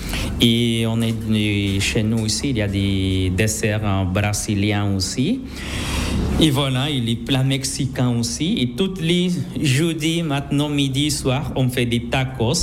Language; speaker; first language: French; non-native, learner; Spanish